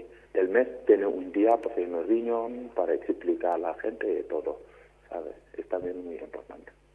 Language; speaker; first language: Spanish; non-native, learner; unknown